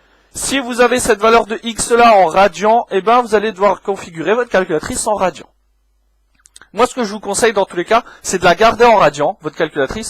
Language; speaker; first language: French; native; French